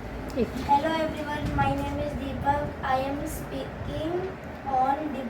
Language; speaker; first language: English; non-native, learner; Hindi